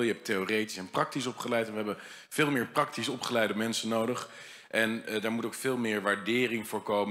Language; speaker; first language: Dutch; native; Dutch